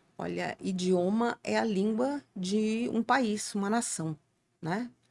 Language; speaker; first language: Portuguese; native; Portuguese